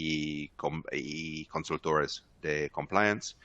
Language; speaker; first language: Spanish; non-native, fluent; English